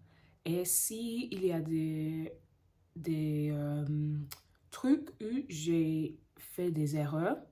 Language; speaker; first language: French; non-native, learner; English